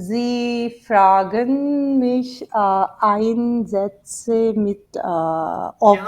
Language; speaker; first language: German; non-native, learner; Urdu